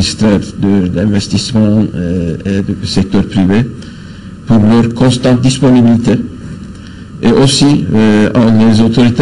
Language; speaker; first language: French; non-native, fluent; Turkish